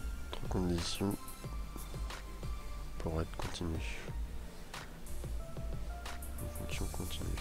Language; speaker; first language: French; native; French